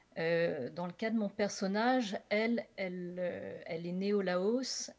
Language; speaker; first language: French; native; French